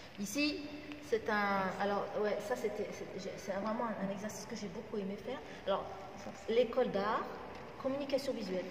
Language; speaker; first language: French; non-native, local second language; Arabic